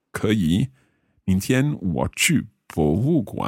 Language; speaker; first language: Chinese; non-native, learner; English